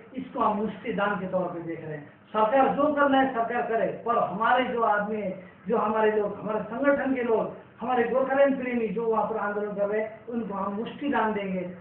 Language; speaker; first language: Hindi; non-native, local second language; Nepali